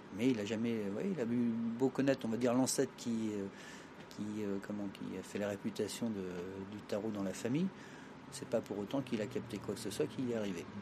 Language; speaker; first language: French; native; French